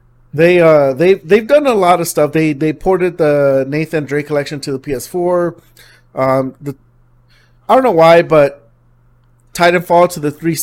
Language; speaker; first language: English; native; English